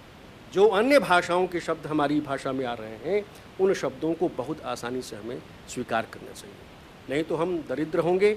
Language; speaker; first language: Hindi; native; Hindi